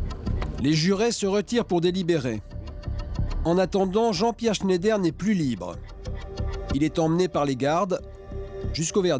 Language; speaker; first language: French; native; French